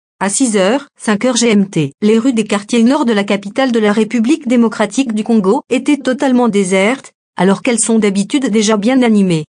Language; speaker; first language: French; non-native, local second language; Lingala